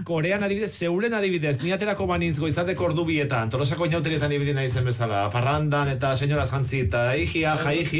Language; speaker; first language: Basque; native; Basque